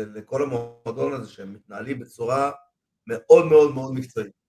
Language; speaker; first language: Hebrew; non-native, fluent; Spanish